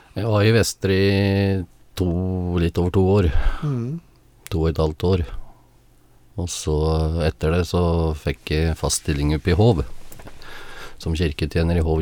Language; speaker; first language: Norwegian; native; Norwegian